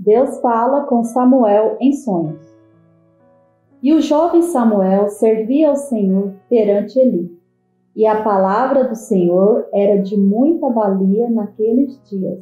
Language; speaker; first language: Portuguese; native; Portuguese